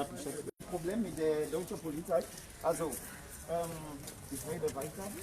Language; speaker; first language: German; non-native, learner; French